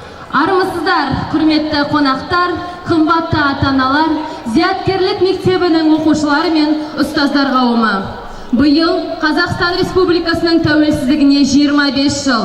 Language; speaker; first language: Kazakh; native; Kazakh